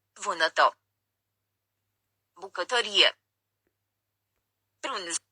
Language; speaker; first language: Romanian; non-native, learner; Ukrainian